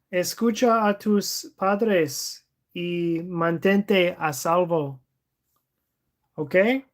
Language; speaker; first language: Spanish; non-native, learner; English